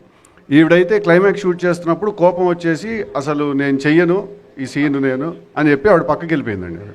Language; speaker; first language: Telugu; native; Telugu